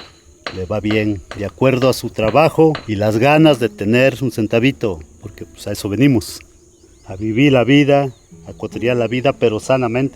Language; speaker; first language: Spanish; native; Spanish